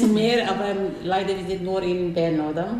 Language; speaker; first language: German; non-native, learner; Arabic